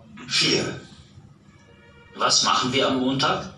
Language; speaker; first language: German; non-native, learner; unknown